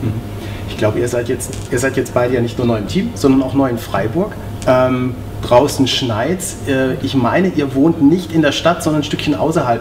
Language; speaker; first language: German; native; German